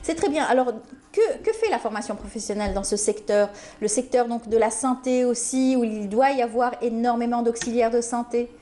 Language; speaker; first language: French; non-native, local second language; Arabic